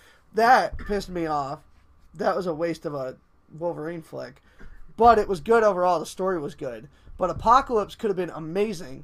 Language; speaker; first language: English; native; English